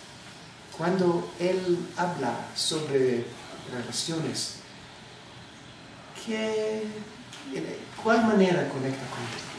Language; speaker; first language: Spanish; non-native, fluent; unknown